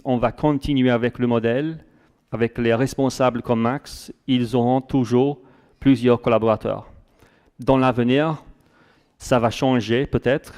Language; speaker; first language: French; non-native, fluent; English